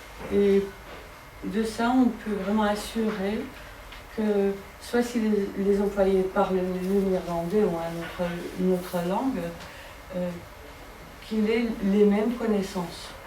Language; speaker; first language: French; non-native, fluent; Dutch